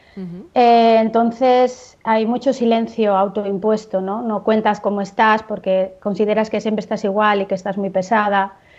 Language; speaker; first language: Spanish; native; Spanish